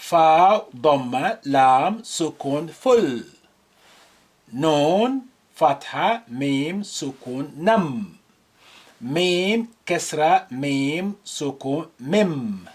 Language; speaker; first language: Arabic; non-native, fluent; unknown